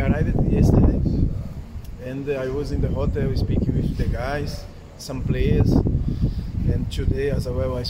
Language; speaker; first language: English; non-native, fluent; Portuguese